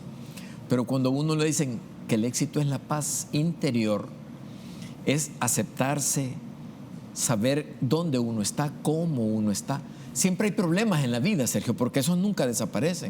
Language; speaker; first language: Spanish; native; Spanish